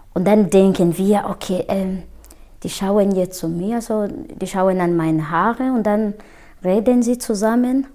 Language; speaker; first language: German; non-native, fluent; Kinyarwanda